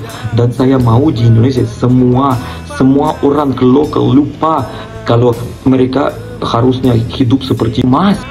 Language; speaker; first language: Indonesian; non-native, learner; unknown